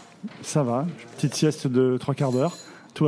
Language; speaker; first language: French; native; French